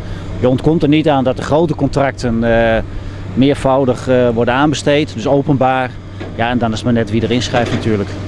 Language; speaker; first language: Dutch; native; Dutch